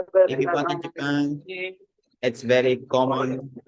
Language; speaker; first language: English; non-native, learner; Japanese